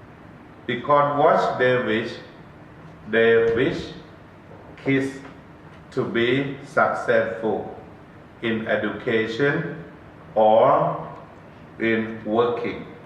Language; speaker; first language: English; non-native, learner; Thai